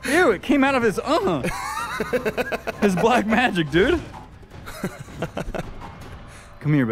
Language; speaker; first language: English; native; English